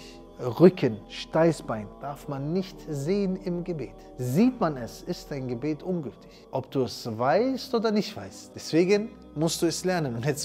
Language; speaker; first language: German; native; German